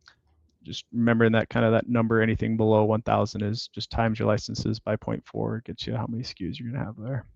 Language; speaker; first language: English; native; English